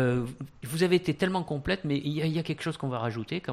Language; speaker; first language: French; native; French